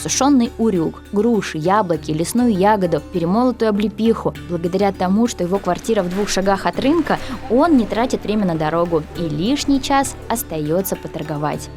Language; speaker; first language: Russian; native; Russian